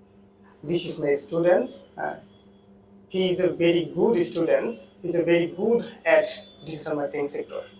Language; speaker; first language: English; non-native, learner; Bangla